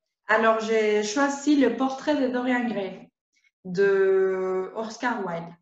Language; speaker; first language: French; non-native, fluent; Spanish